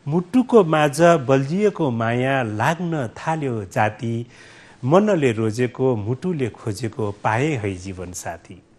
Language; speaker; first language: Nepali; native; Nepali